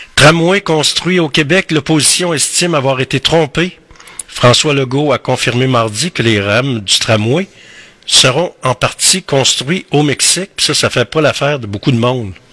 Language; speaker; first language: French; native; French